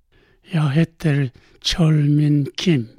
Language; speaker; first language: Swedish; non-native, learner; Korean